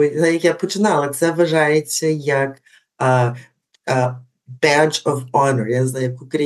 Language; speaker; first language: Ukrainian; early bilingual, heritage; Ukrainian